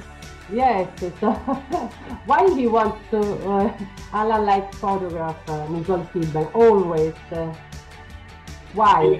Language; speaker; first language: English; non-native, learner; Italian